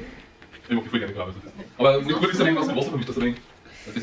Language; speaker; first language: German; native; German